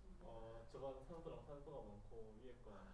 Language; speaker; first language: Korean; native; Korean